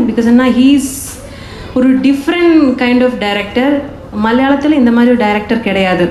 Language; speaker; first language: Tamil; non-native, learner; Malayalam